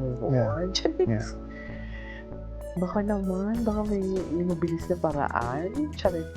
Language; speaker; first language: Filipino; native; Filipino